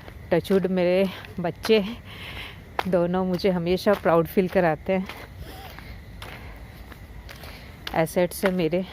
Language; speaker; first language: Hindi; native; Hindi